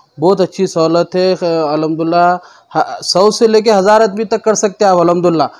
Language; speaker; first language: Hindi; non-native, local second language; Urdu